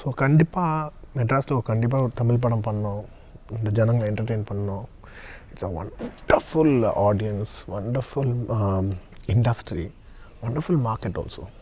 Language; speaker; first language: Tamil; non-native, local second language; Telugu